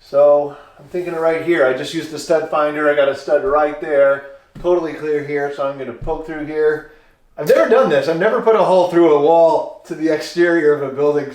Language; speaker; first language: English; native; English